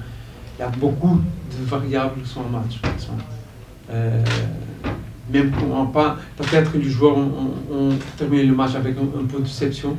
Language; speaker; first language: French; non-native, fluent; Portuguese